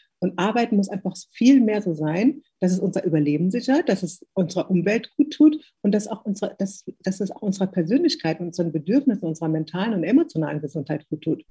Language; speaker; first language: German; early bilingual, other home language; Tigrinya